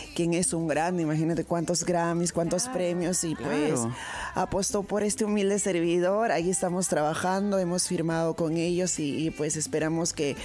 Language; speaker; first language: Spanish; native; Spanish